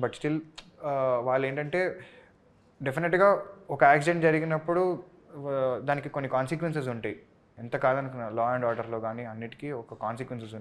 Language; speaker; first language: Telugu; native; Telugu